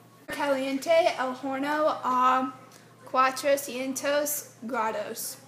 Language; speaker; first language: Spanish; non-native, learner; English